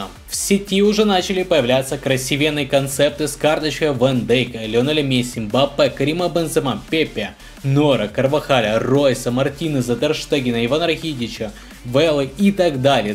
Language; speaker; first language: Russian; native; Russian